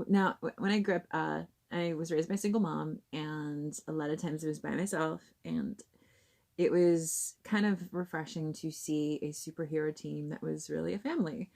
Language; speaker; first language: English; native; English